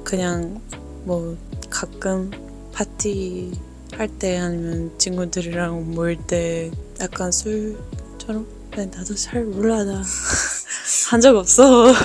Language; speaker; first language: Korean; non-native, learner; Dutch